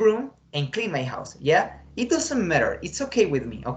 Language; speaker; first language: English; non-native, fluent; Spanish